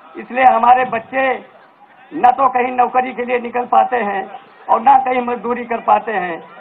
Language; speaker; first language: Hindi; native; Hindi